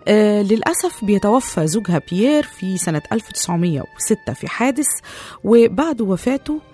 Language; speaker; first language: Arabic; native; Arabic